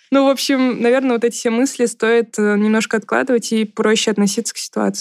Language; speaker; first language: Russian; native; Russian